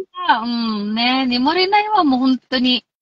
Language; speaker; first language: Japanese; non-native, local second language; Filipino